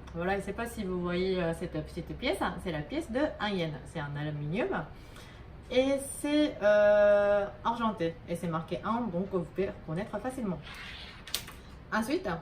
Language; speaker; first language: French; non-native, fluent; Japanese